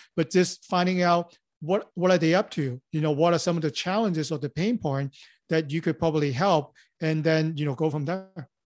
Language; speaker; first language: English; non-native, local second language; Cantonese